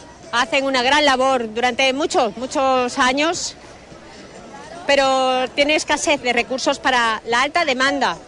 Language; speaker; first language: Spanish; native; Spanish